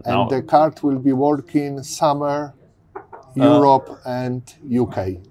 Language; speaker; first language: English; non-native, learner; Polish